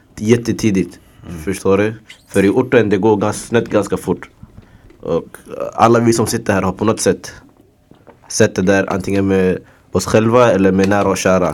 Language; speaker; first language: Swedish; early bilingual, other home language; Somali